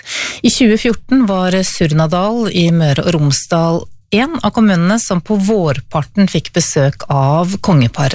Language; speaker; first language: Norwegian; native; Norwegian